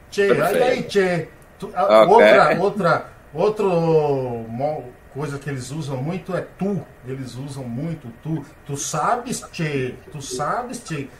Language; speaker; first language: Portuguese; native; Portuguese